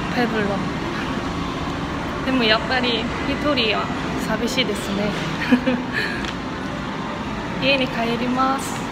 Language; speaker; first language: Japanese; non-native, learner; Korean